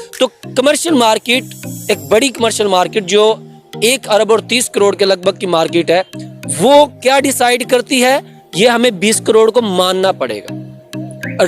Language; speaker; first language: Urdu; non-native, local second language; Punjabi